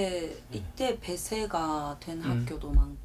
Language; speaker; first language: Korean; early bilingual, heritage; Japanese